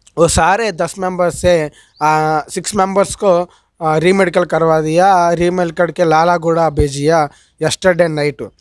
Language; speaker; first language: Hindi; non-native, local second language; Telugu